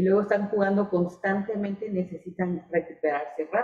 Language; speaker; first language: Spanish; native; Spanish